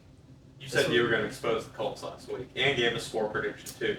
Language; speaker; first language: English; native; English